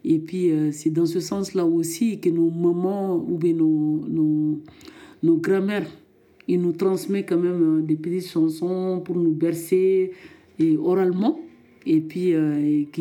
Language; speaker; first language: French; non-native, local second language; Soninke